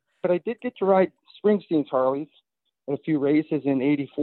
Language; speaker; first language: English; native; English